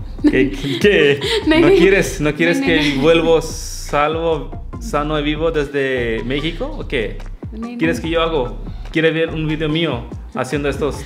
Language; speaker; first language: Spanish; non-native, learner; Hindi